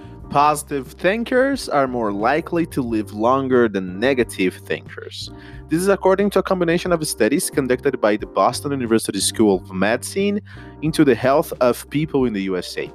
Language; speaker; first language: English; non-native, fluent; Portuguese